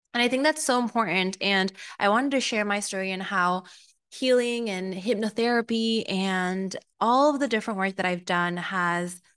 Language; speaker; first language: English; early bilingual, other home language; Spanish